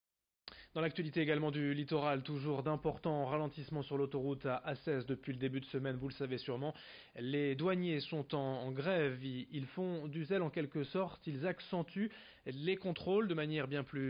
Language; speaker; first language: French; native; French